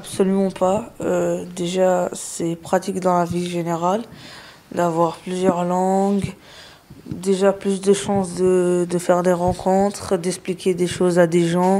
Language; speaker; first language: French; early bilingual, other home language; Arabic